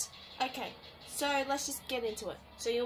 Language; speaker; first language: English; native; English